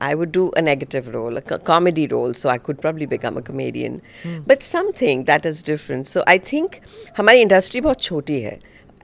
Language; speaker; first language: English; non-native, local second language; Punjabi